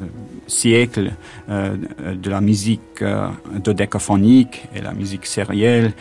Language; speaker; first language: French; non-native, learner; English